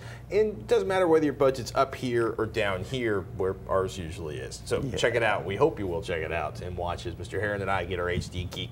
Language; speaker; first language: English; native; English